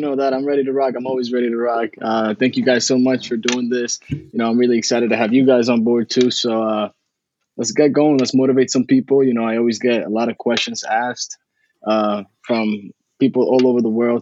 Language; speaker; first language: English; early bilingual, other home language; Spanish